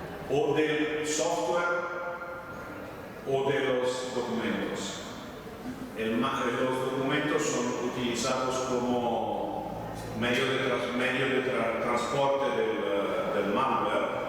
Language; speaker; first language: Spanish; non-native, fluent; Italian